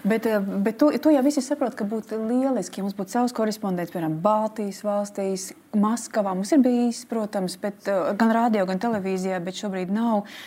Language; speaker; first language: Latvian; native; Latvian